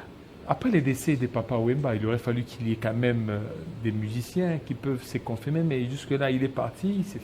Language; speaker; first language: French; non-native, local second language; Lingala